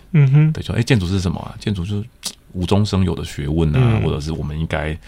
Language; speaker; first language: Chinese; native; Chinese